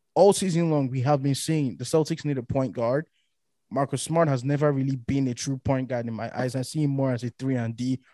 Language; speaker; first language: English; non-native, local second language; Yoruba